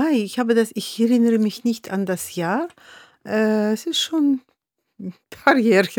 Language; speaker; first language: German; non-native, fluent; Russian